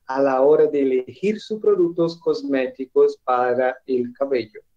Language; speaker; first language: Spanish; non-native, learner; Portuguese